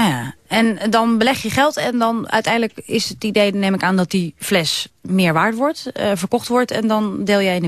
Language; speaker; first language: Dutch; native; Dutch